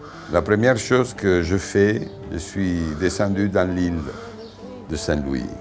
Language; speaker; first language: French; non-native, fluent; Italian